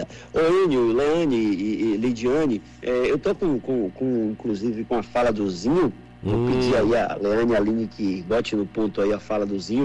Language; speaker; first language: Portuguese; native; Portuguese